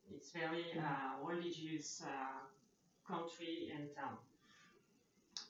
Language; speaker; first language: English; non-native, learner; French